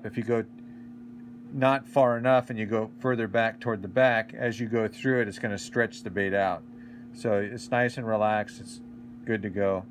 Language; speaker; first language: English; native; English